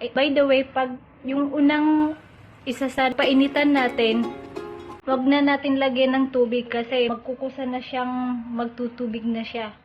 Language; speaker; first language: Filipino; non-native, local second language; Maranao